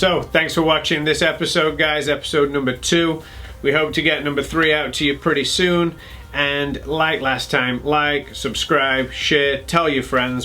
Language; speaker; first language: English; native; English